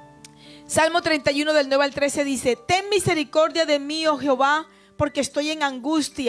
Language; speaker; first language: Spanish; native; Spanish